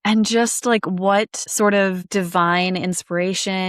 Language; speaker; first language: English; native; English